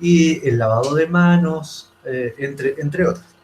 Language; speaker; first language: Spanish; native; Spanish